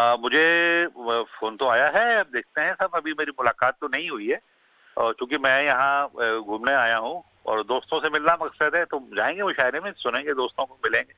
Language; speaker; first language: Urdu; non-native, local second language; Punjabi